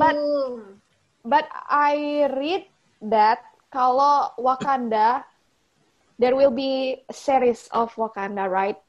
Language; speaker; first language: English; non-native, learner; Indonesian